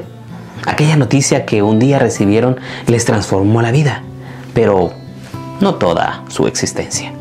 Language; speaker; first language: Spanish; native; Spanish